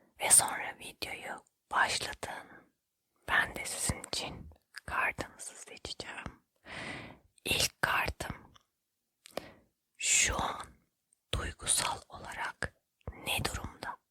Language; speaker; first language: Turkish; native; Turkish